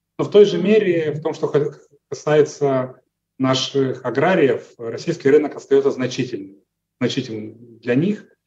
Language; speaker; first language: Russian; non-native, local second language; Romanian